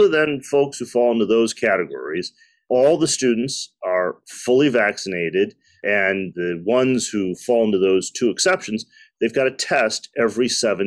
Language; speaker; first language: English; native; English